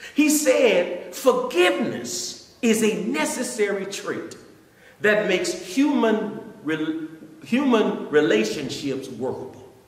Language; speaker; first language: English; native; English